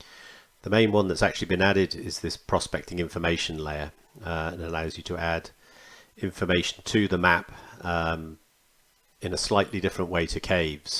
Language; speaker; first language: English; native; English